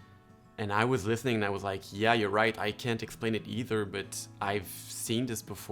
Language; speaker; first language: English; non-native, local second language; French